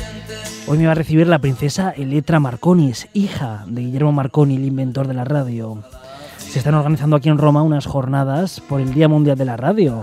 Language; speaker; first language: Spanish; native; Spanish